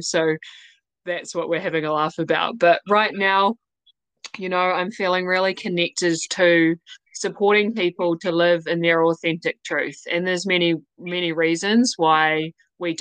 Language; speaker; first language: English; native; English